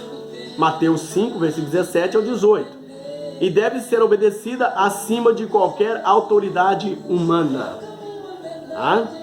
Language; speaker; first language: Portuguese; native; Portuguese